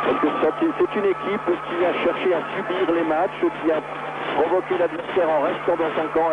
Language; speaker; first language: French; native; French